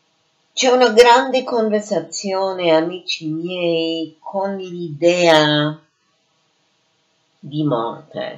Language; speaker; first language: Italian; non-native, fluent; English